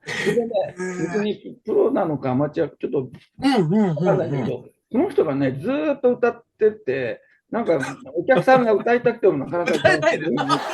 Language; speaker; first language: Japanese; native; Japanese